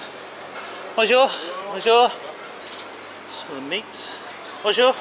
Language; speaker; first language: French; non-native, learner; English